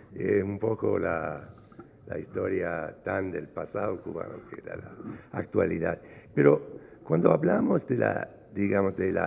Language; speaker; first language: Spanish; non-native, fluent; English